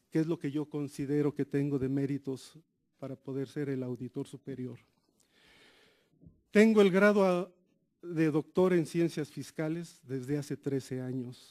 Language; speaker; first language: Spanish; native; Spanish